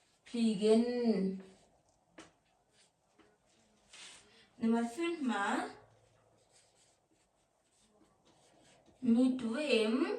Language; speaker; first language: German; non-native, fluent; Nepali